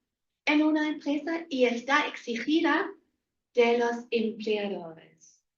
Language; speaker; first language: Spanish; non-native, fluent; German